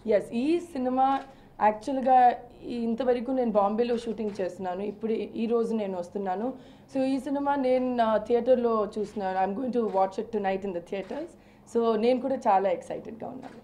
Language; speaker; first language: Telugu; non-native, fluent; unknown